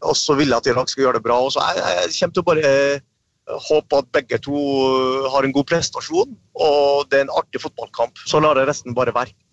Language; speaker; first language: Norwegian; early bilingual, other home language; Arabic